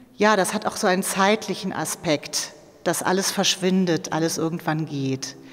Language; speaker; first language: German; native; German